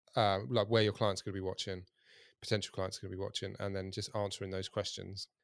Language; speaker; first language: English; native; English